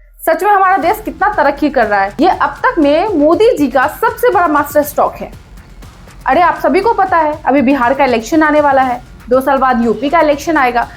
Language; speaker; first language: Hindi; native; Hindi